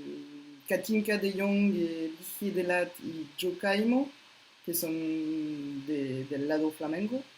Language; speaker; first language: Spanish; non-native, fluent; French